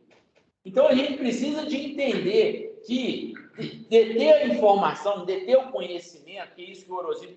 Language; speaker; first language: Portuguese; native; Portuguese